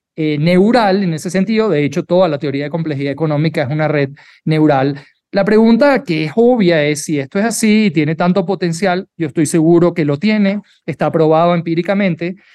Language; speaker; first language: Spanish; native; Spanish